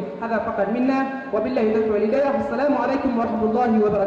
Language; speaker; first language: Arabic; non-native, learner; Achinese